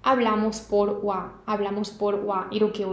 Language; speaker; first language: Spanish; non-native, fluent; Korean